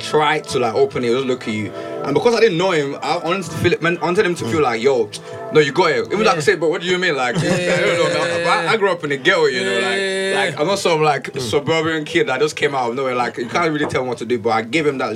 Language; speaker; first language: English; non-native, local second language; Yoruba